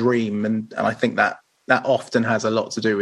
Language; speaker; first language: English; native; English